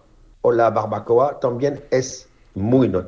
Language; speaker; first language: Spanish; non-native, fluent; French